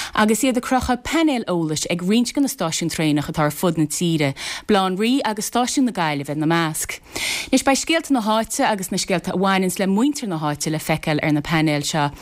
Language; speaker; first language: Irish; native; Irish